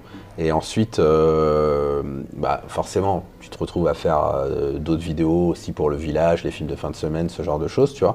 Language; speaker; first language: French; native; French